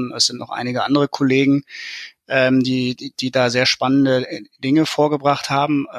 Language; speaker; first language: German; native; German